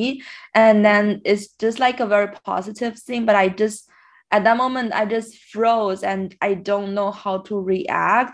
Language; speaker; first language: English; non-native, fluent; Chinese